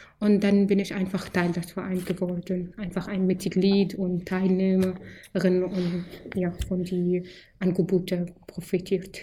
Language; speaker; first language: German; non-native, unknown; Arabic